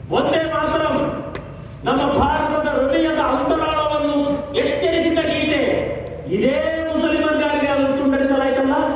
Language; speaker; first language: Kannada; non-native, local second language; Kodava